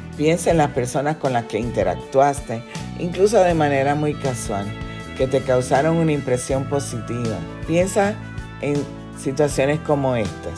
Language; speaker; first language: Spanish; native; Spanish